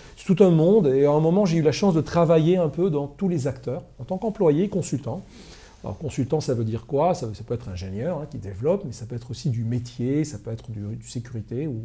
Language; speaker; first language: French; non-native, local second language; Arabic